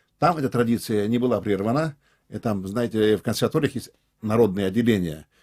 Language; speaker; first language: Russian; non-native, local second language; Crimean Tatar